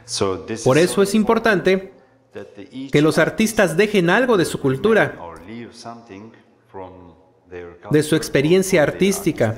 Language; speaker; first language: Spanish; non-native, fluent; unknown